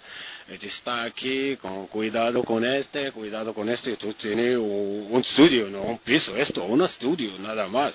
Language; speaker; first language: Spanish; non-native, learner; Arabic